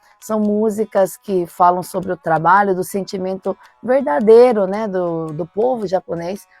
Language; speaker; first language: Portuguese; native; Portuguese